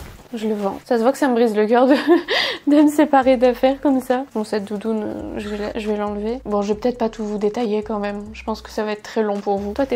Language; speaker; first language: French; native; French